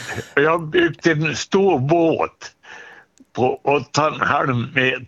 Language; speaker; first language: Swedish; native; Swedish